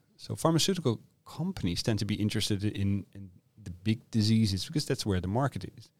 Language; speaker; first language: English; non-native, fluent; Dutch